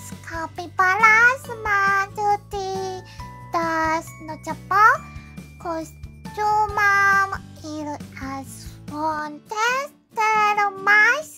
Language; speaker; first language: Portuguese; non-native, learner; Japanese